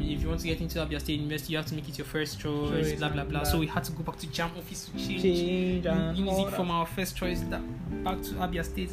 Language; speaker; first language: English; non-native, local second language; Igbo